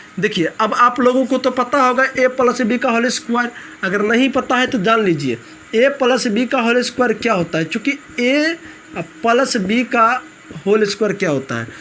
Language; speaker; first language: Hindi; native; Hindi